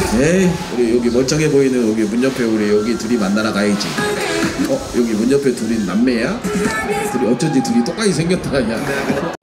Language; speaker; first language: Korean; native; Korean